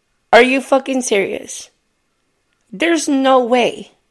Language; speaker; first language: English; early bilingual, other home language; Spanish